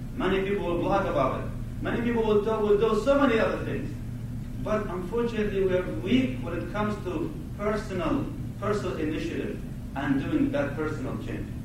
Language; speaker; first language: English; non-native, fluent; Arabic